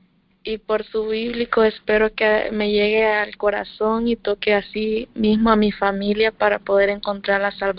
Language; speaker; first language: Spanish; native; Spanish